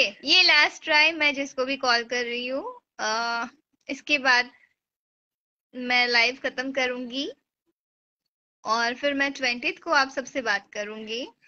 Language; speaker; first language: Hindi; native; Hindi